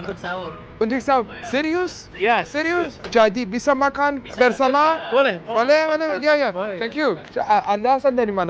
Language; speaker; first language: Indonesian; non-native, learner; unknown